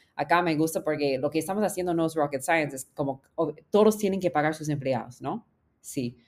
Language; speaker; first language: Spanish; non-native, fluent; English